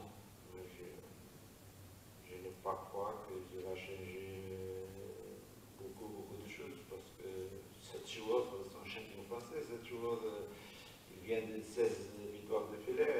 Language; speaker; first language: French; non-native, learner; Portuguese